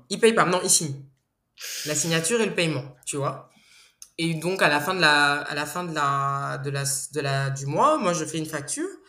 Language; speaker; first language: French; non-native, local second language; Bambara